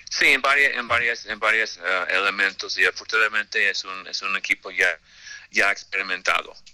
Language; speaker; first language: Spanish; non-native, fluent; English